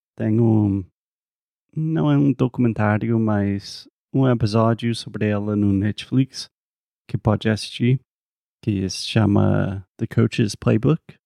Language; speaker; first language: Portuguese; non-native, fluent; English